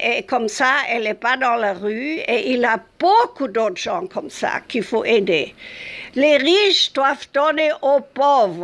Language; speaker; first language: French; non-native, fluent; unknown